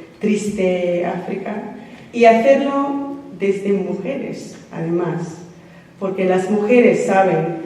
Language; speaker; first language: Spanish; non-native, fluent; English